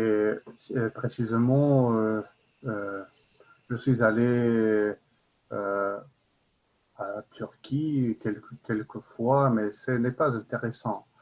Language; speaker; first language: French; non-native, learner; Russian